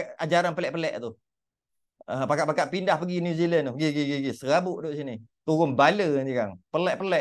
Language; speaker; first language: Malay; native; Malay